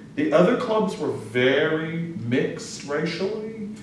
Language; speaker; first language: English; native; English